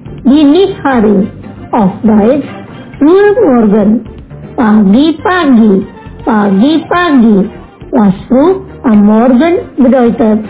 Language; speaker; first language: German; non-native, learner; Indonesian